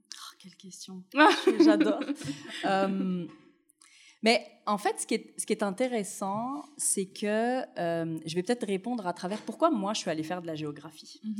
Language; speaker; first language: French; early bilingual, other home language; Arabic